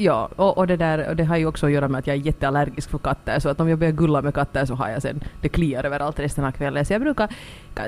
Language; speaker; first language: Swedish; native; Swedish